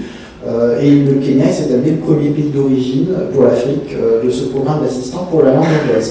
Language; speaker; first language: French; native; French